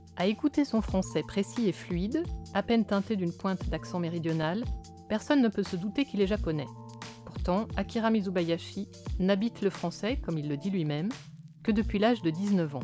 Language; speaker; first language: French; native; French